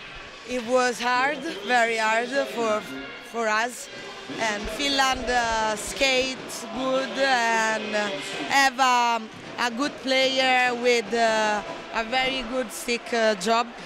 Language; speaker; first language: English; non-native, learner; Italian